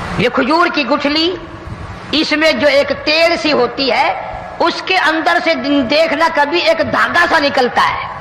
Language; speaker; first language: Urdu; non-native, local second language; Punjabi